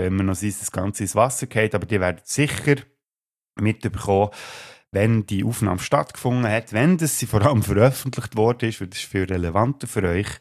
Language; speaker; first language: German; native; German